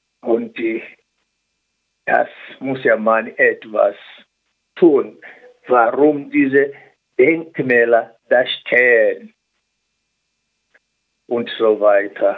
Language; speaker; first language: German; non-native, learner; Swahili